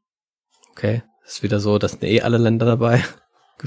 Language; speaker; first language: German; native; German